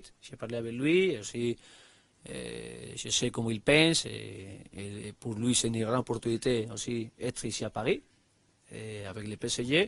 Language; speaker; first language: French; non-native, learner; Spanish